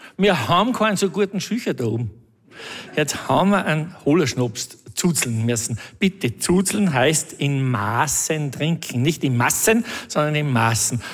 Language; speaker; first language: German; native; German